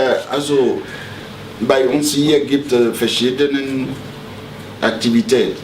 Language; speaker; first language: German; non-native, learner; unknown